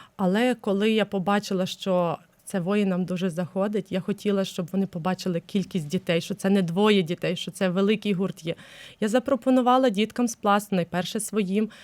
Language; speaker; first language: Ukrainian; native; Ukrainian